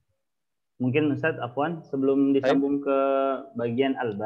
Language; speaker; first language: Indonesian; native; Indonesian